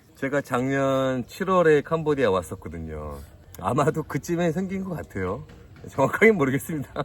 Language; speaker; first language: Korean; native; Korean